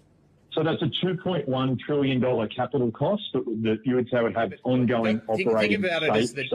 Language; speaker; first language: English; native; English